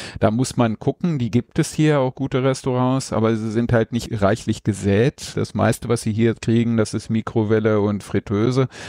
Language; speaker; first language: German; native; German